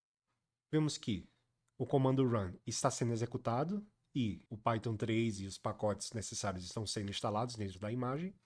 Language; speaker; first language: Portuguese; native; Portuguese